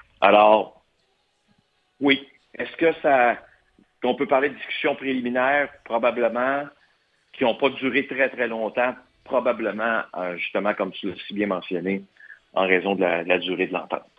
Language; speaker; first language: French; native; French